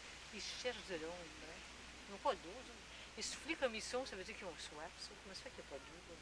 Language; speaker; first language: French; native; French